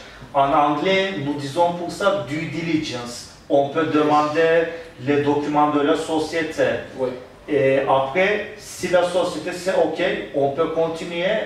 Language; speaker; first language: French; non-native, learner; Turkish